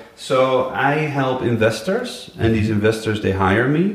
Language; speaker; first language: English; non-native, fluent; Dutch